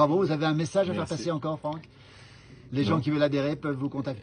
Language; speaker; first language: French; native; French